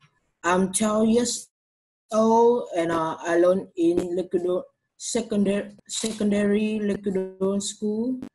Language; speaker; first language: English; non-native, learner; Vietnamese